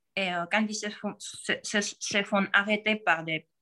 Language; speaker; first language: French; non-native, fluent; Georgian